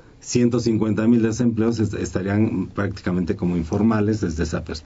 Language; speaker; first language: Spanish; native; Spanish